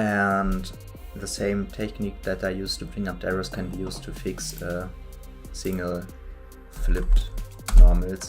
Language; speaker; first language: English; non-native, fluent; German